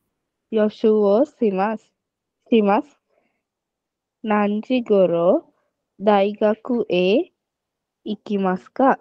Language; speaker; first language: Japanese; non-native, learner; Sinhala